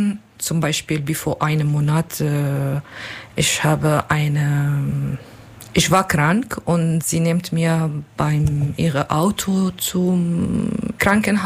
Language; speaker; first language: German; non-native, learner; Kurdish